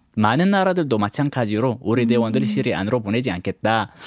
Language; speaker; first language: Korean; non-native, fluent; Arabic